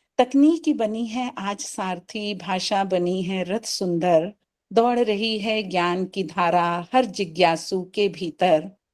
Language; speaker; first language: Hindi; native; Hindi